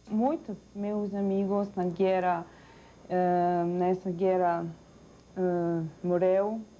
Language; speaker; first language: Portuguese; non-native, learner; Serbian